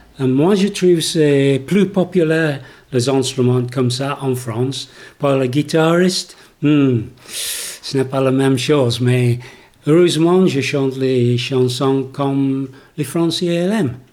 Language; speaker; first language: French; non-native, learner; English